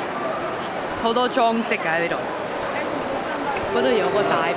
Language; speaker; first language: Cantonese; early bilingual, heritage; Cantonese